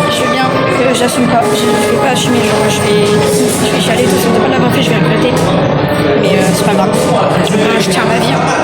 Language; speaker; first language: French; native; French